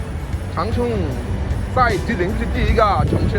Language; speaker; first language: Chinese; non-native, learner; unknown